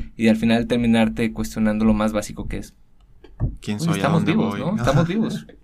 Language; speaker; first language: Spanish; native; Spanish